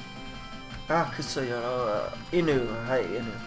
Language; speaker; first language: Japanese; non-native, learner; English